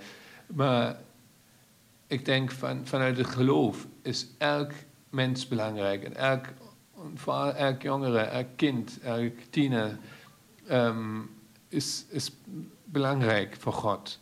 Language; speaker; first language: Dutch; non-native, fluent; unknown